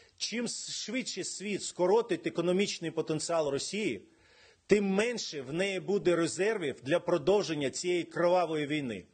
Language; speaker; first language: Ukrainian; non-native, local second language; Russian